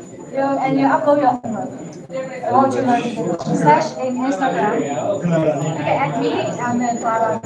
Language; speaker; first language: English; non-native, learner; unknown